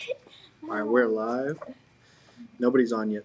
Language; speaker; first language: English; native; English